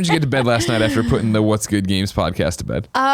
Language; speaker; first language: English; native; English